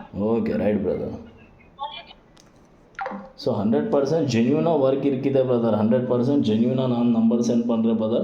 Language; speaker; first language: Tamil; non-native, learner; Kannada